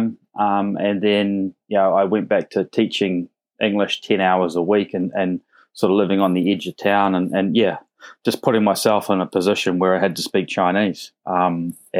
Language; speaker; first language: English; native; English